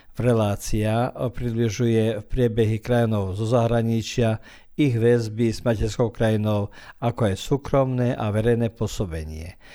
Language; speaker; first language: Slovak; early bilingual, heritage; Slovak